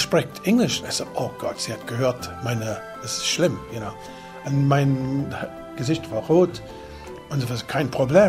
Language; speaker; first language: German; non-native, learner; English